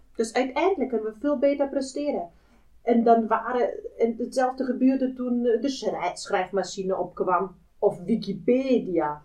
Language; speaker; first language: Dutch; non-native, fluent; German